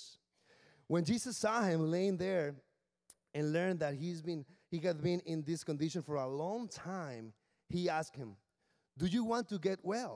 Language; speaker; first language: English; non-native, fluent; Spanish